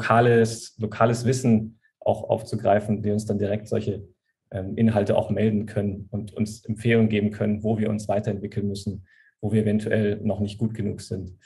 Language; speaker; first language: German; native; German